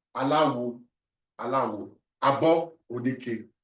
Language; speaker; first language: English; non-native, local second language; Yoruba